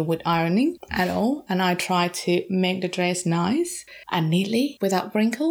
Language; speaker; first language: English; non-native, fluent; Thai